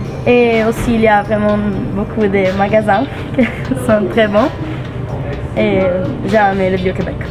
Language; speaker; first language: French; non-native, learner; English